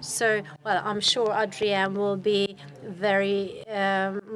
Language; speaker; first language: English; non-native, fluent; Hungarian